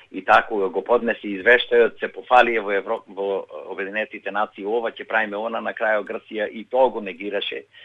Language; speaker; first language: Macedonian; native; Macedonian